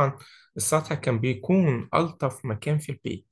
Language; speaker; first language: Arabic; native; Arabic